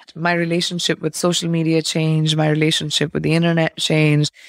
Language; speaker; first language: English; non-native, local second language; Hindi